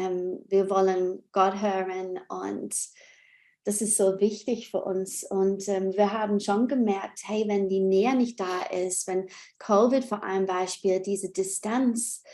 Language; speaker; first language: German; non-native, fluent; English